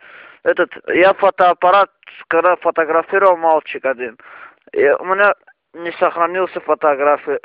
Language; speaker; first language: Russian; non-native, local second language; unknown